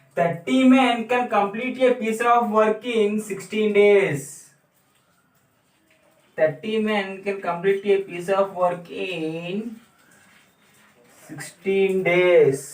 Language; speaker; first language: English; non-native, local second language; Telugu